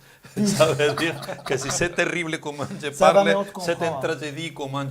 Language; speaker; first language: French; non-native, learner; Spanish